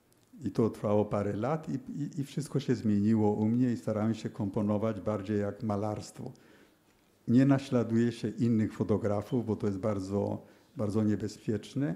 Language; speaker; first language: Polish; early bilingual, heritage; Polish